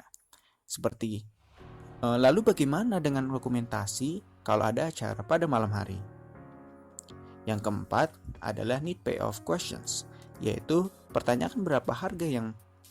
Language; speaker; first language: Indonesian; native; Indonesian